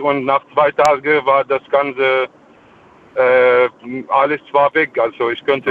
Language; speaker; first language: German; non-native, fluent; Arabic